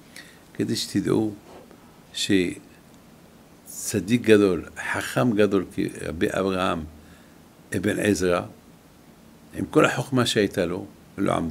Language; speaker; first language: Hebrew; non-native, fluent; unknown